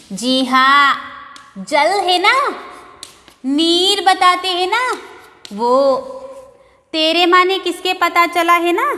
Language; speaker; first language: Hindi; non-native, local second language; Kannada